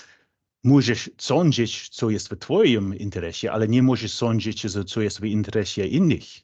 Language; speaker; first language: Polish; non-native, fluent; English